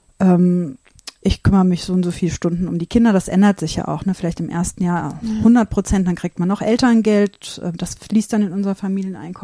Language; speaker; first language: German; native; German